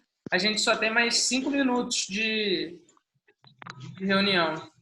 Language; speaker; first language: Portuguese; native; Portuguese